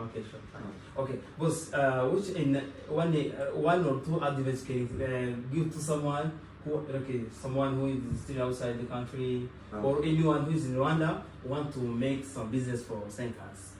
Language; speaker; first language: English; non-native, local second language; Kinyarwanda